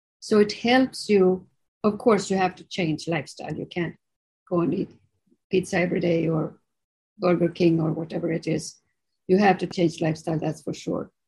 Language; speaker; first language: English; non-native, fluent; Swedish